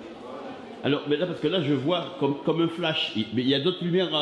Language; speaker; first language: French; native; French